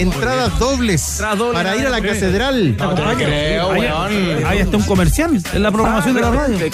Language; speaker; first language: Spanish; native; Spanish